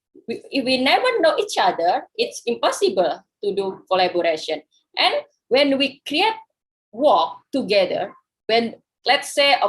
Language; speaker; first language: English; non-native, fluent; Indonesian